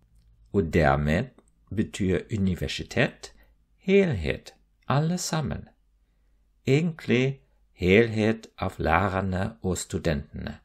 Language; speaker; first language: Norwegian; non-native, fluent; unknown